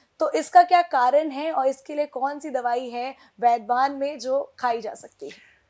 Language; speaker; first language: Hindi; native; Hindi